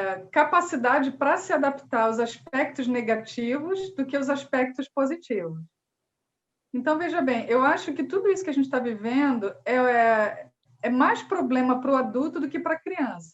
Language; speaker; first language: Portuguese; native; Portuguese